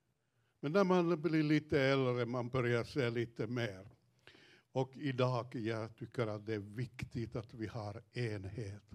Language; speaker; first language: Swedish; non-native, fluent; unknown